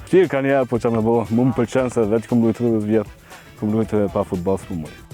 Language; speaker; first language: Albanian; native; Albanian